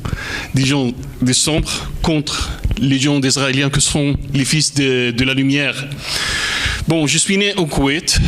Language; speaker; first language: French; non-native, fluent; Arabic